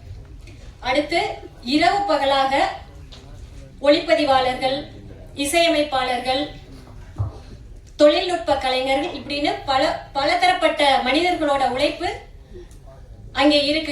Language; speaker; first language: Tamil; native; Tamil